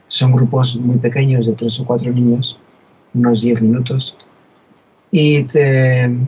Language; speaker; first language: Spanish; native; Spanish